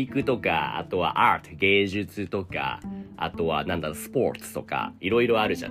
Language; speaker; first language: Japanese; non-native, learner; English